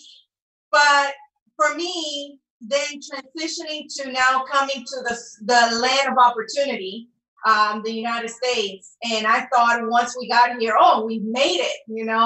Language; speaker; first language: English; non-native, fluent; Spanish